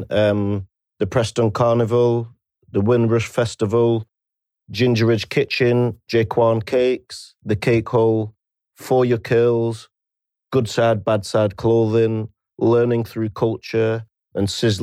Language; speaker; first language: English; native; English